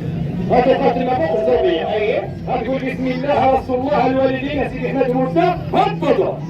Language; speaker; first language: Arabic; native; Arabic